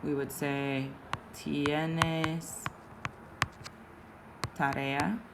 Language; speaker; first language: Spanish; non-native, fluent; English